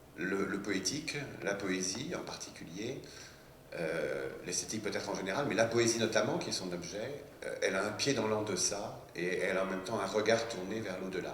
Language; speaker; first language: French; native; French